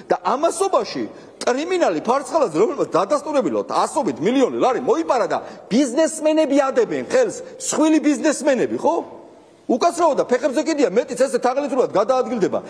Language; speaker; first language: Georgian; native; Georgian